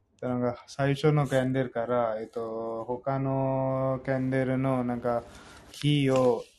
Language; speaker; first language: Japanese; non-native, fluent; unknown